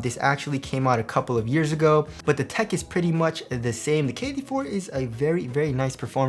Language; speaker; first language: English; native; English